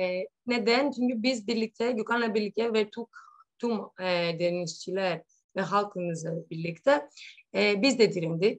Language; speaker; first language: Turkish; non-native, learner; Greek